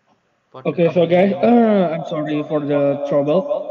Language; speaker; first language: English; non-native, learner; Indonesian